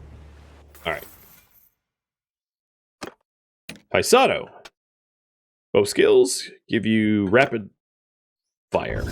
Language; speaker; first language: English; native; English